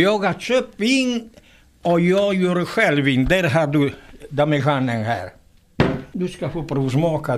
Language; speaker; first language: Swedish; non-native, fluent; Italian